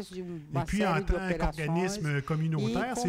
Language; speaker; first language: French; native; French